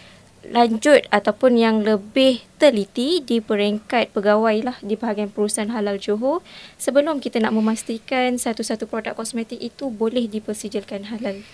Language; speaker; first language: Malay; native; Malay